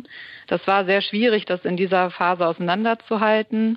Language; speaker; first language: German; native; German